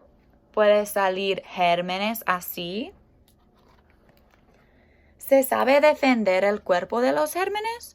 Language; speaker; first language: Spanish; non-native, fluent; English